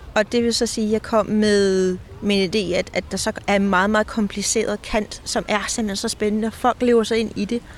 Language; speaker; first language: Danish; native; Danish